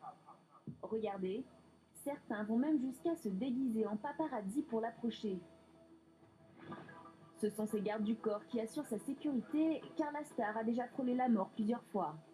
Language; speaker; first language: French; native; French